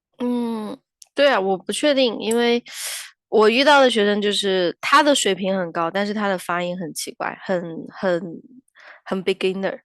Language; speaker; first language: Chinese; native; Chinese